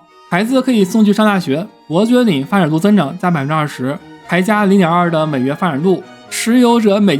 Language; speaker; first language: Chinese; native; Chinese